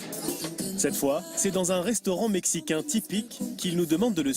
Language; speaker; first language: French; native; French